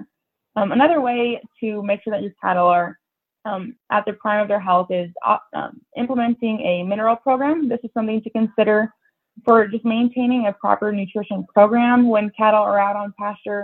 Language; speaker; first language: English; native; English